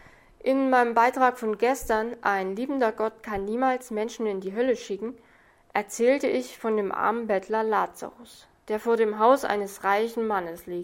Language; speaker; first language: German; native; German